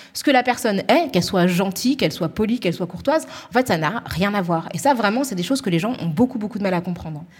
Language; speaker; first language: French; native; French